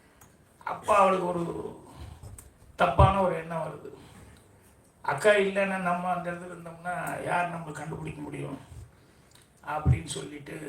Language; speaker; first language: Tamil; native; Tamil